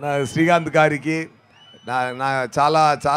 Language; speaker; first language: Telugu; non-native, learner; Tamil